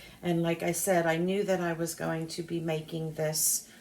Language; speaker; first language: English; native; English